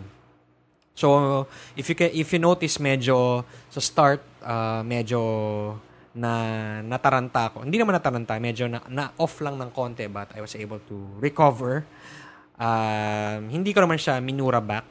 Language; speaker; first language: English; non-native, local second language; Filipino